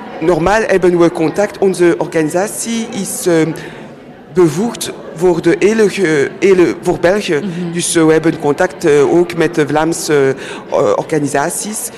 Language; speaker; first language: Dutch; non-native, local second language; French